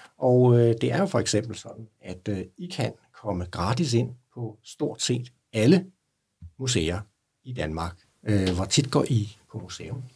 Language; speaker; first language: Danish; native; Danish